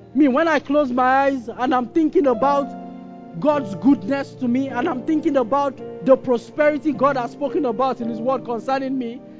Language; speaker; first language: English; non-native, local second language; Yoruba